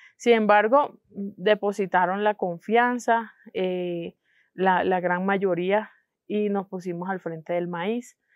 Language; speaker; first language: Spanish; non-native, local second language; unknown